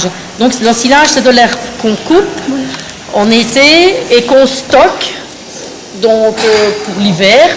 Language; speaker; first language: French; native; French